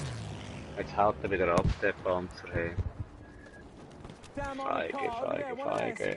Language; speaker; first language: German; native; German